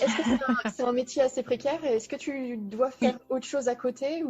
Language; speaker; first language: French; native; French